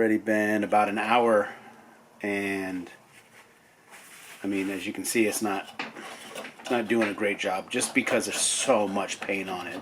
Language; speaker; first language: English; native; English